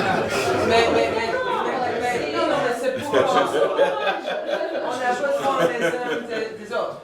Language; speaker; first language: French; non-native, fluent; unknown